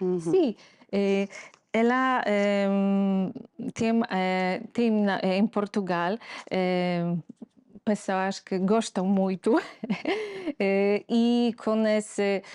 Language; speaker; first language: Portuguese; non-native, fluent; Polish